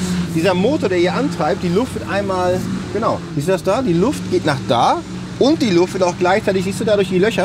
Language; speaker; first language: German; native; German